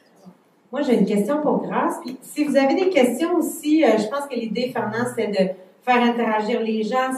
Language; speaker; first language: French; native; French